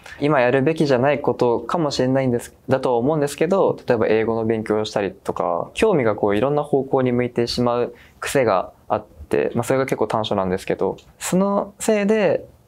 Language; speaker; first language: Japanese; native; Japanese